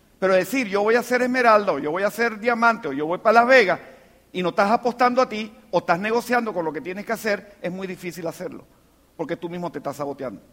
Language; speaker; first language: Spanish; native; Spanish